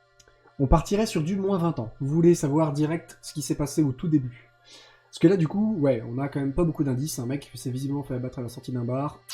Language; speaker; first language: French; native; French